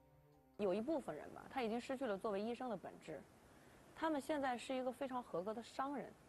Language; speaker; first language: Chinese; native; Chinese